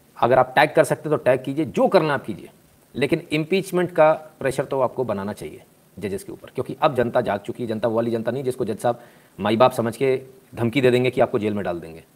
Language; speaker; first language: Hindi; native; Hindi